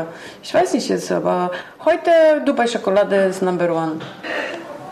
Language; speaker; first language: German; non-native, learner; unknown